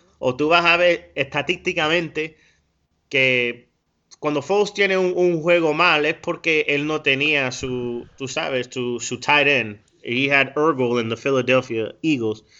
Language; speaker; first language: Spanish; early bilingual, heritage; Spanish